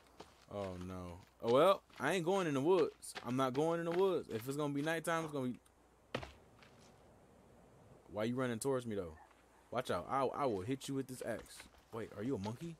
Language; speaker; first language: English; native; English